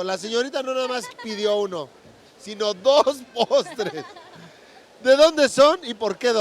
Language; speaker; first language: Spanish; native; Spanish